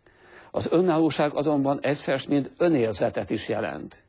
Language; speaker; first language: Hungarian; native; Hungarian